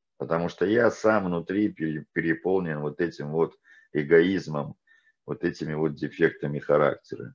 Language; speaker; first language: Russian; native; Russian